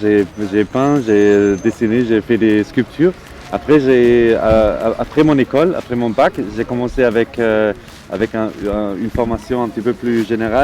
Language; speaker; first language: French; non-native, fluent; German